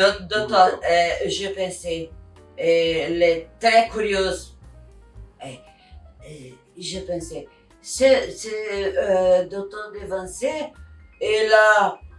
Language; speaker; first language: French; non-native, learner; Portuguese